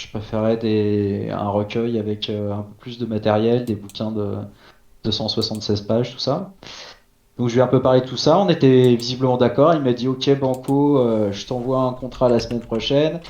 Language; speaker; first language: French; native; French